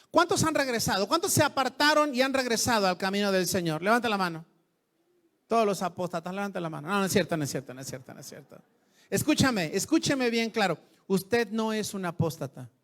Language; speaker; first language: Spanish; native; Spanish